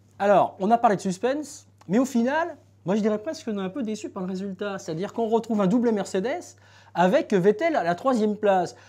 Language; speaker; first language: French; native; French